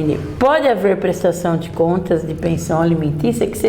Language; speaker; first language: Portuguese; native; Portuguese